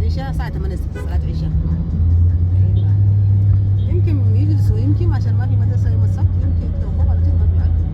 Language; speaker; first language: Arabic; native; Arabic